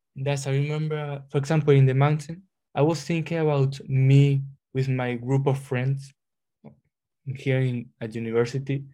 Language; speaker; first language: English; non-native, fluent; Spanish